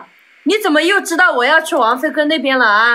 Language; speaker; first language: Chinese; native; Chinese